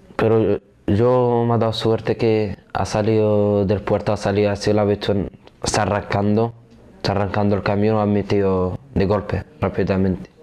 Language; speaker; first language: Spanish; non-native, learner; Arabic